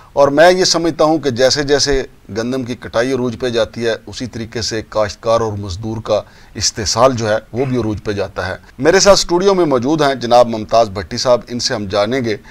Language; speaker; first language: Urdu; non-native, local second language; Punjabi